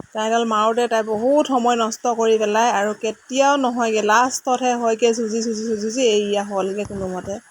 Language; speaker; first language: Assamese; native; Assamese